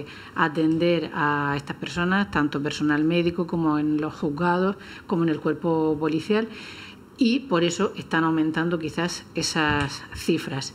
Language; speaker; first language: Spanish; native; Spanish